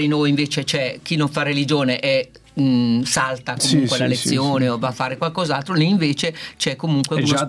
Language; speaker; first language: Italian; native; Italian